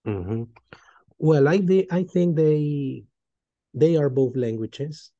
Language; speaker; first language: English; non-native, fluent; Spanish